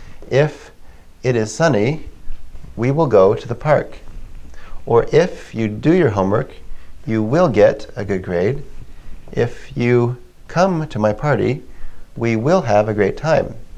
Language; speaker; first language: English; native; English